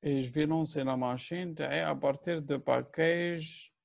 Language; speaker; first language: French; non-native, local second language; Arabic